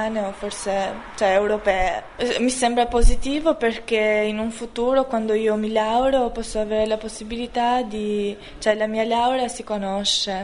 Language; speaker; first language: Italian; non-native, learner; Albanian